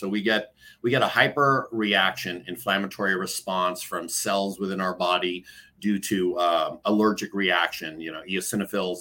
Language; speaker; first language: English; native; English